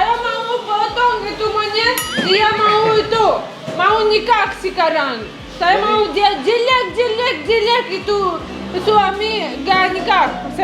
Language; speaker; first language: Indonesian; non-native, learner; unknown